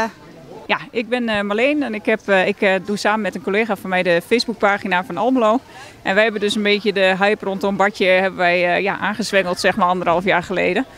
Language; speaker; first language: Dutch; native; Dutch